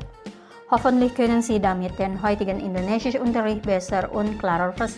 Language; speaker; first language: German; non-native, fluent; Indonesian